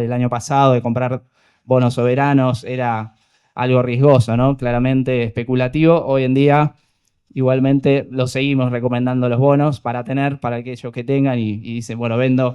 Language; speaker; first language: Spanish; native; Spanish